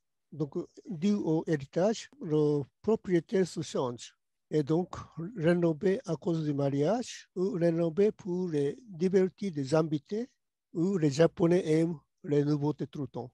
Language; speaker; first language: French; non-native, learner; Japanese